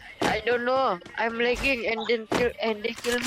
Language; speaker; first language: English; non-native, learner; Indonesian